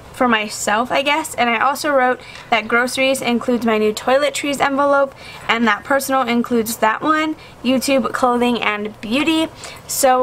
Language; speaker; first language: English; native; English